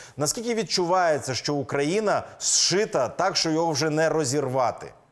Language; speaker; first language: Ukrainian; native; Ukrainian